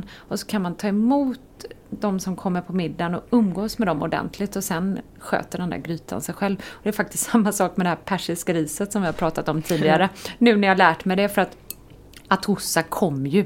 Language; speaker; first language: Swedish; native; Swedish